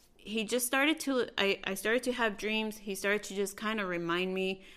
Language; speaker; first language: English; early bilingual, other home language; Spanish